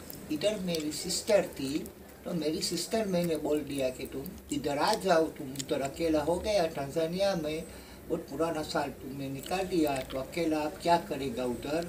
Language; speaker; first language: Hindi; early bilingual, heritage; Hindi